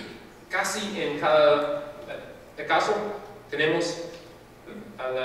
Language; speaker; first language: Spanish; non-native, fluent; English